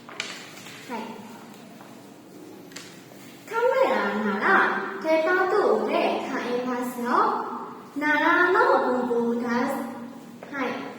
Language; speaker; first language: Japanese; non-native, learner; Burmese